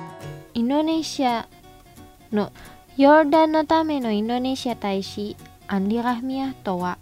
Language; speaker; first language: Japanese; non-native, fluent; Indonesian